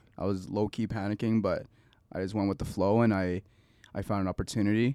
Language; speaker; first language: English; early bilingual, other home language; Vietnamese